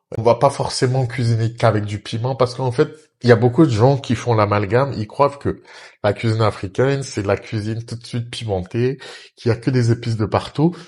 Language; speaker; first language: French; early bilingual, other home language; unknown